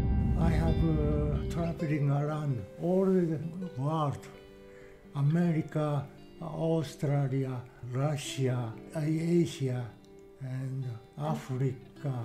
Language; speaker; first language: English; non-native, learner; Japanese